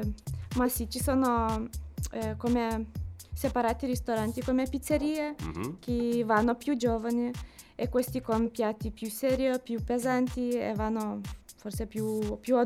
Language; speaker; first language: Italian; non-native, learner; Lithuanian